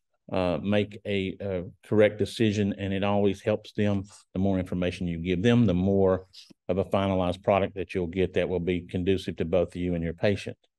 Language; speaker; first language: English; native; English